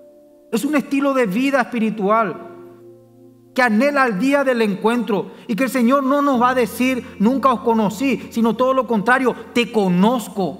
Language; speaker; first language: Spanish; native; Spanish